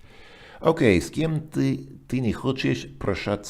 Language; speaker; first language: Russian; non-native, fluent; English